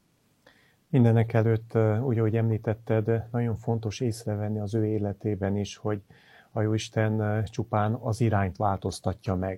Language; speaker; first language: Hungarian; native; Hungarian